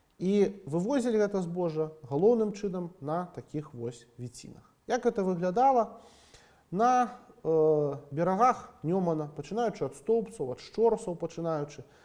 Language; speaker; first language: Belarusian; non-native, local second language; Russian